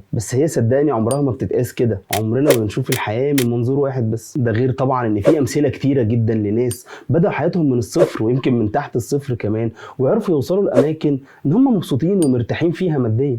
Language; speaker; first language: Arabic; native; Arabic